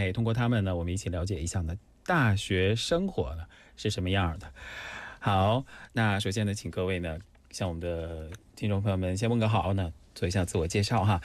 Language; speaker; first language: Chinese; native; Chinese